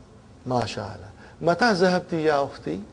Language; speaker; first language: Arabic; non-native, fluent; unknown